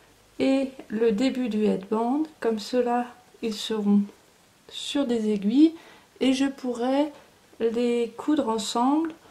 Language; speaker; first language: French; native; French